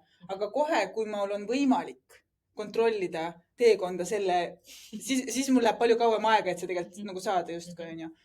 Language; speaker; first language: Estonian; native; Estonian